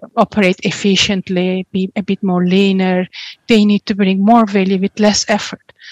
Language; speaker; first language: English; non-native, fluent; Turkish